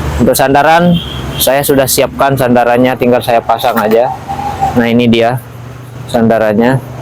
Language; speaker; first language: Indonesian; non-native, local second language; Sasak